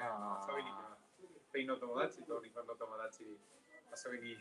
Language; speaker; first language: Japanese; non-native, learner; Spanish